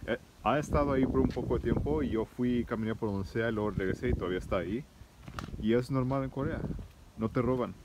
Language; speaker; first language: Spanish; early bilingual, heritage; Spanish